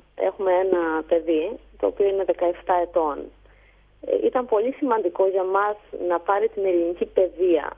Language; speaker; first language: Greek; early bilingual, heritage; Greek